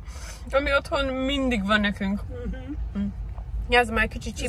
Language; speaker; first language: Hungarian; non-native, fluent; English